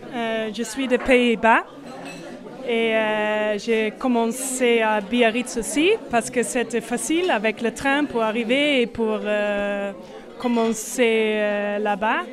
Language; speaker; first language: French; non-native, learner; Dutch